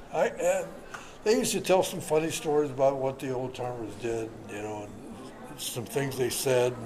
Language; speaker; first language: English; native; English